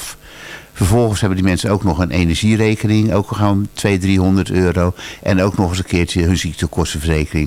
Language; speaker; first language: Dutch; native; Dutch